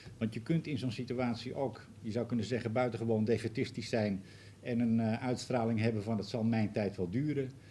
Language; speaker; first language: Dutch; native; Dutch